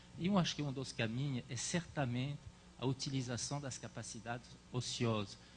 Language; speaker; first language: Portuguese; non-native, fluent; French